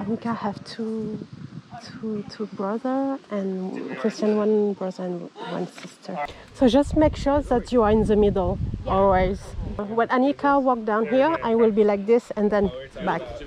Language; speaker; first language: English; non-native, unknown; French